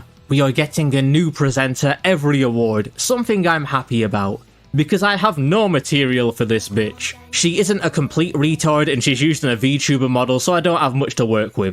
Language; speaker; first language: English; native; English